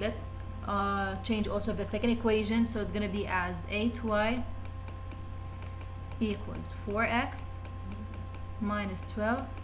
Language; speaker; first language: English; non-native, fluent; Arabic